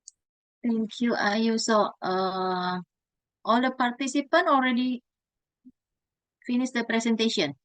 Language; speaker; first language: English; non-native, fluent; Indonesian